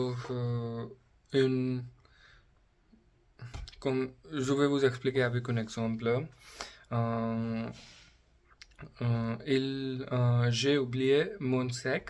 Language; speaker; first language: French; non-native, learner; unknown